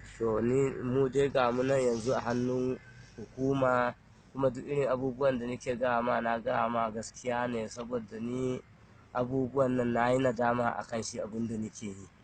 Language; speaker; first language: Hausa; non-native, local second language; Fula